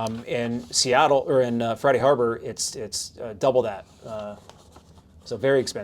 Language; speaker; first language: English; native; English